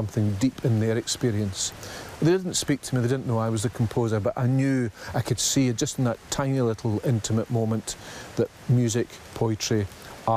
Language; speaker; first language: English; native; English